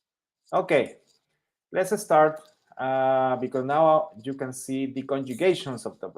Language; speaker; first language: English; non-native, fluent; Spanish